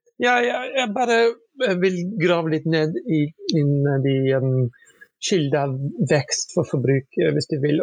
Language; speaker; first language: Norwegian; non-native, fluent; English